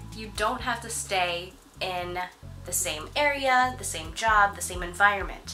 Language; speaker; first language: English; native; English